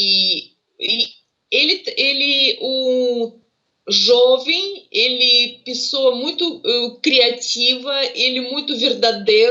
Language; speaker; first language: Portuguese; non-native, fluent; Russian